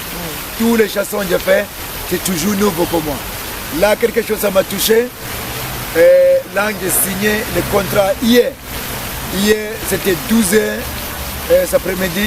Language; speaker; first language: French; non-native, learner; English